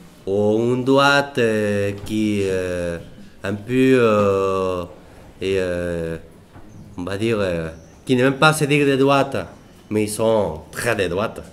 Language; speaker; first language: French; non-native, fluent; Spanish